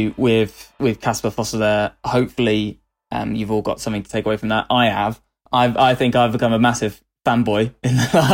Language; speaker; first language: English; native; English